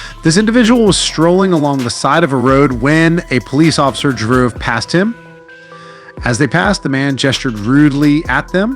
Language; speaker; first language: English; native; English